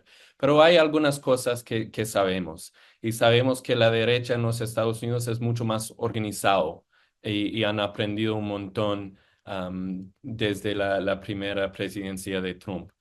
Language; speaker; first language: Spanish; non-native, fluent; English